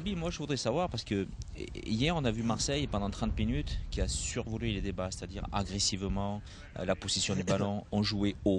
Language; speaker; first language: French; native; French